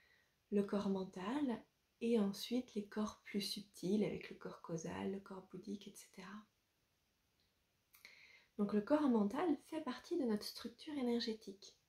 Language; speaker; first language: French; native; French